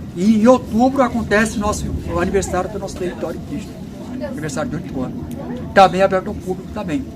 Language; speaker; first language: Portuguese; non-native, local second language; Guarani